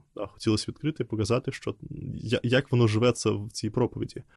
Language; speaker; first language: Ukrainian; non-native, fluent; Russian